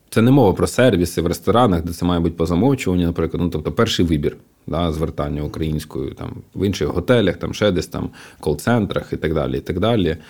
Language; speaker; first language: Ukrainian; non-native, local second language; Russian